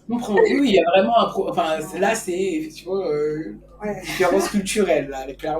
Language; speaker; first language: French; native; French